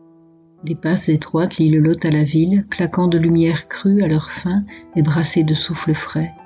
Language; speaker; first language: French; native; French